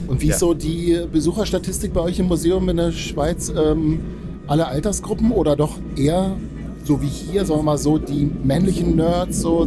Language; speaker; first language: German; native; German